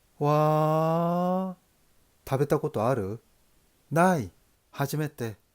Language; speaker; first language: Japanese; non-native, learner; Korean